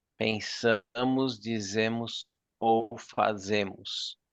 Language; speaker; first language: Portuguese; non-native, learner; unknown